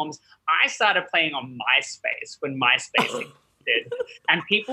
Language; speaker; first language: English; native; English